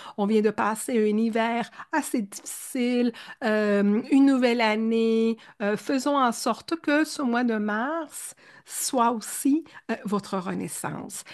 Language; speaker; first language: French; early bilingual, other home language; Spanish